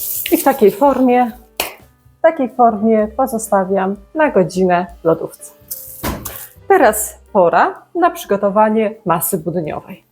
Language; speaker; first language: Polish; native; Polish